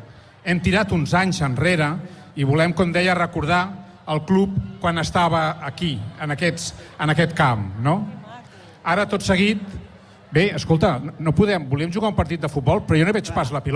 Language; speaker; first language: Catalan; native; Catalan